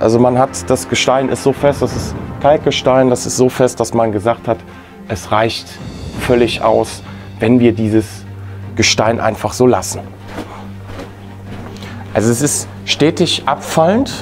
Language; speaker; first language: German; native; German